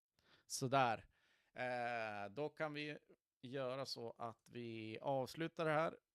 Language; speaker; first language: Swedish; native; Swedish